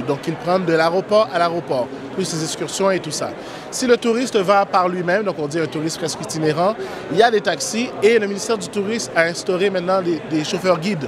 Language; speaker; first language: French; non-native, local second language; Haitian Creole